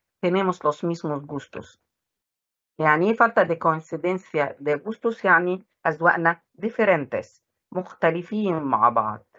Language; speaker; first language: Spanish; non-native, fluent; Arabic